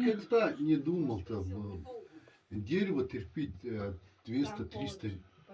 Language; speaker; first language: Russian; non-native, learner; Mongolian